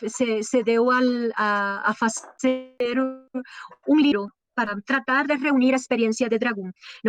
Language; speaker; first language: Portuguese; non-native, learner; Spanish